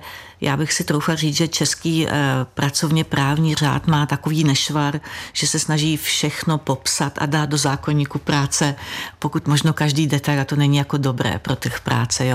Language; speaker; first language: Czech; native; Czech